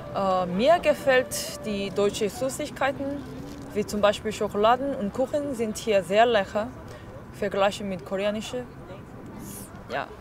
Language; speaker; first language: German; non-native, fluent; Korean